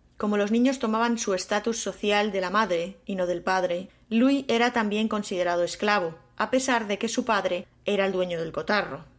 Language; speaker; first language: Spanish; native; Spanish